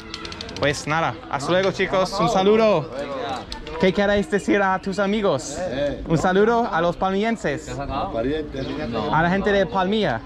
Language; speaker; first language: Spanish; non-native, fluent; English